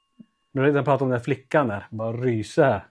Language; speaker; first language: Swedish; native; Swedish